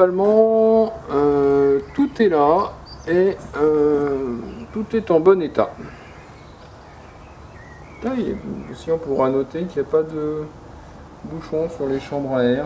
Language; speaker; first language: French; native; French